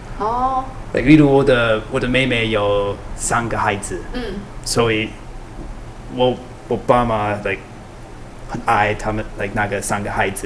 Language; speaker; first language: Chinese; non-native, learner; English